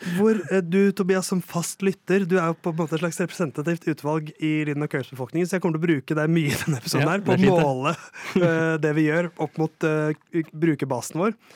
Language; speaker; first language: Norwegian; native; Norwegian